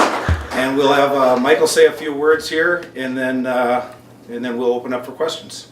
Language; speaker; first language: English; native; English